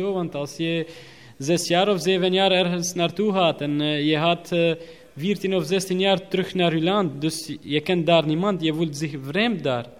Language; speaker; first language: Dutch; non-native, learner; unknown